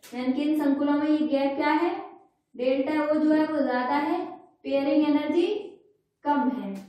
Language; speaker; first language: Hindi; native; Hindi